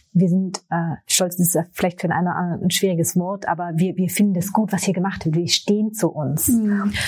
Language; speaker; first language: German; native; German